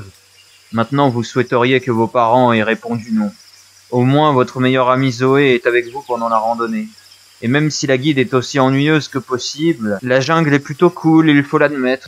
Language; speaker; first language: French; native; French